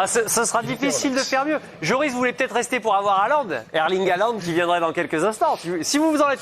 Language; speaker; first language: French; native; French